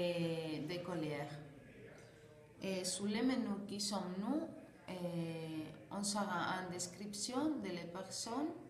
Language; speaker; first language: French; non-native, learner; Spanish